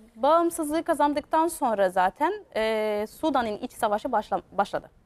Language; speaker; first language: Turkish; non-native, fluent; Arabic